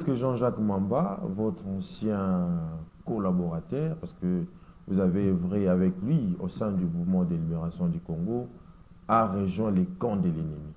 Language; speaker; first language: French; non-native, local second language; Lingala